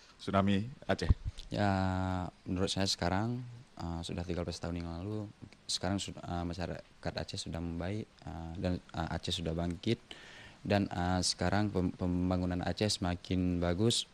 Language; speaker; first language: Indonesian; non-native, local second language; Achinese